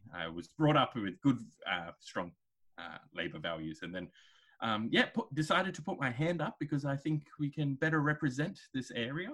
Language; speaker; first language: English; native; English